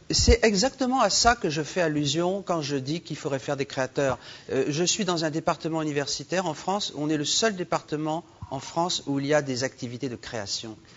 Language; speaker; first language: French; native; French